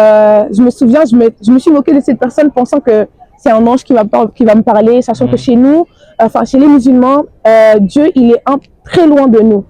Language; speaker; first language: French; native; French